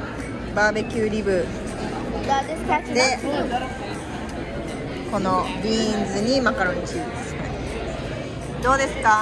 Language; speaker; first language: Japanese; native; Japanese